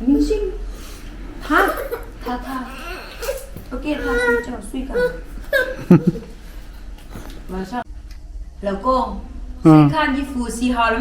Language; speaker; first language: Chinese; non-native, learner; Lao